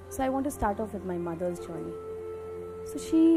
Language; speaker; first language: English; non-native, local second language; Telugu